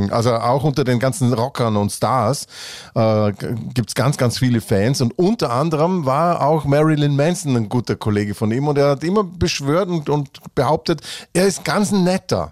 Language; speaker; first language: German; native; German